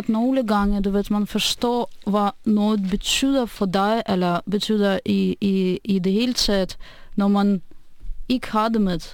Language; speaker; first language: Danish; non-native, fluent; Russian